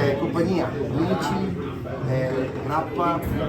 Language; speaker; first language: Italian; native; Italian